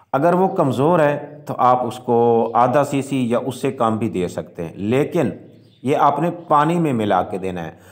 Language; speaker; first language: Urdu; non-native, local second language; Punjabi